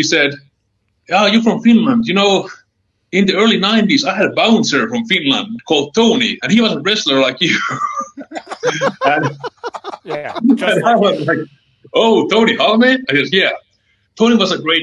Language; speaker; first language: English; non-native, fluent; Finnish